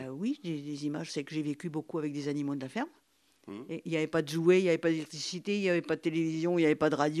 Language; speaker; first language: French; native; French